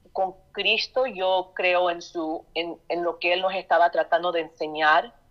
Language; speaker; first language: Spanish; early bilingual, heritage; Spanish